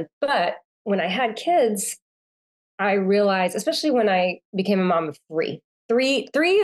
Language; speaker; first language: English; native; English